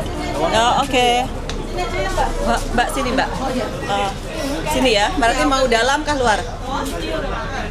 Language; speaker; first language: Indonesian; native; Indonesian